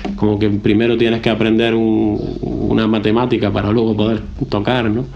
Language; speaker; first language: Spanish; native; Spanish